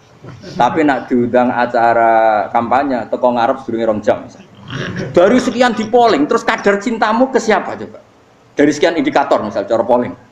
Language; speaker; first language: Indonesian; non-native, local second language; Javanese